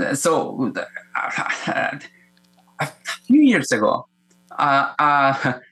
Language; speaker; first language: English; non-native, fluent; Spanish